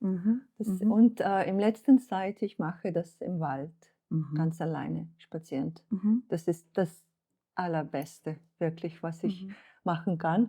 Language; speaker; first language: German; non-native, fluent; Slovenian